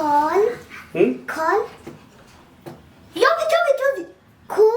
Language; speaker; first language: Swedish; early bilingual, other home language; Somali